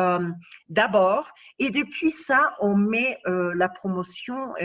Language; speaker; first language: French; non-native, fluent; Spanish